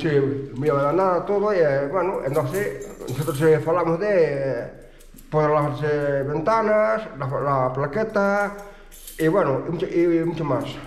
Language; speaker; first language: Spanish; non-native, local second language; Galician